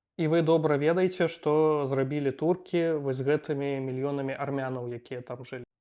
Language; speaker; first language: Belarusian; native; Belarusian